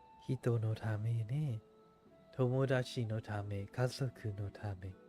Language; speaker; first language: Japanese; non-native, fluent; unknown